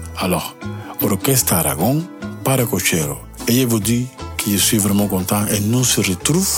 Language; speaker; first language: French; non-native, learner; Spanish